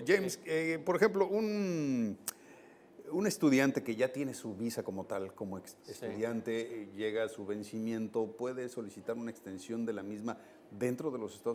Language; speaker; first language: Spanish; native; Spanish